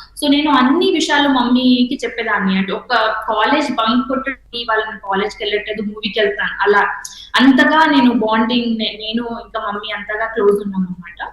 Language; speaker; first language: Telugu; non-native, local second language; Hindi